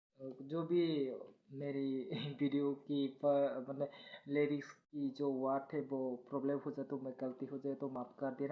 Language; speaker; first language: Hindi; non-native, local second language; Kok Borok